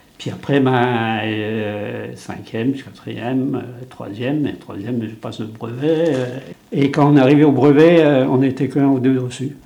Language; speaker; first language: French; non-native, local second language; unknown